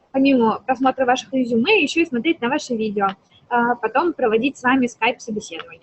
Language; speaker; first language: Russian; native; Russian